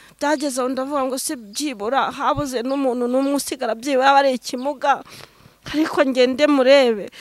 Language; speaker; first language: Kinyarwanda; native; Kinyarwanda